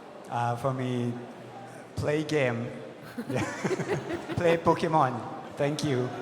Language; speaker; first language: English; non-native, learner; Thai